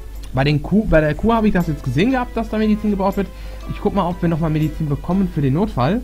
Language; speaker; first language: German; native; German